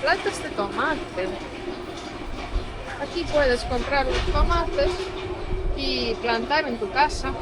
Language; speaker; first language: Spanish; non-native, fluent; Estonian